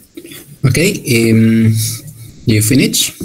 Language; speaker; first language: English; non-native, learner; Spanish